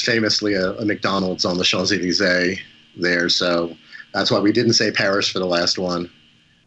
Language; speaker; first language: English; native; English